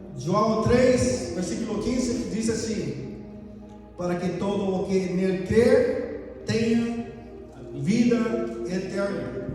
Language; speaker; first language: Portuguese; non-native, fluent; Spanish